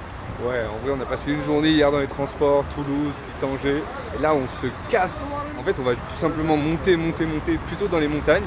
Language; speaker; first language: French; native; French